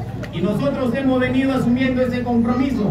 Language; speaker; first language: Spanish; native; Spanish